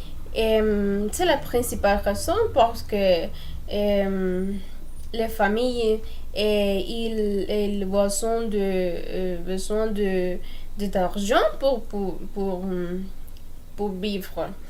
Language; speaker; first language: French; non-native, learner; Spanish